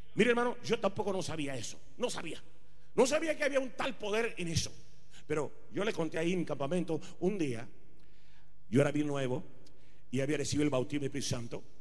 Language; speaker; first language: Spanish; non-native, fluent; Punjabi